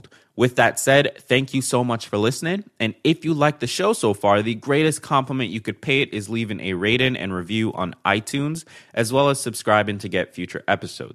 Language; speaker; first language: English; native; English